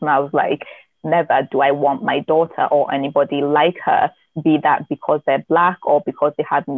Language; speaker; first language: English; native; English